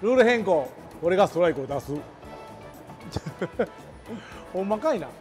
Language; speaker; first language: Japanese; native; Japanese